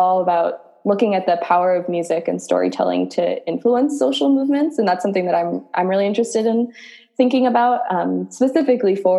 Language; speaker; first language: English; native; English